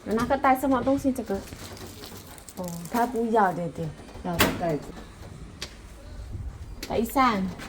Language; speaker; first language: Chinese; non-native, learner; Javanese